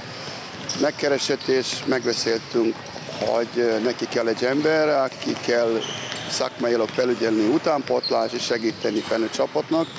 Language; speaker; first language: Hungarian; non-native, learner; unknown